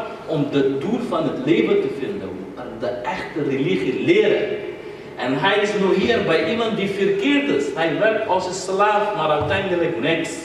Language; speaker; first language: Dutch; non-native, fluent; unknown